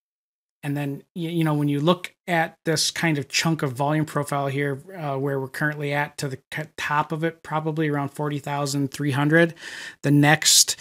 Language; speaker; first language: English; native; English